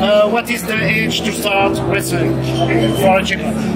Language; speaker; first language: English; non-native, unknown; French